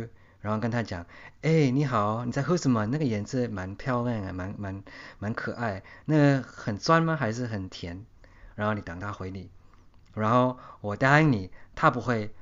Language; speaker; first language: Chinese; early bilingual, heritage; English